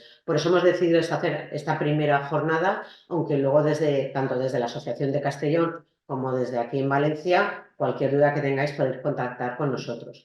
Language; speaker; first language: Spanish; native; Spanish